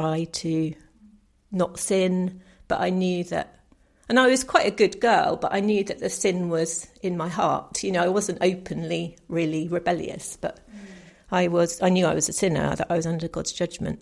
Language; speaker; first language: English; native; English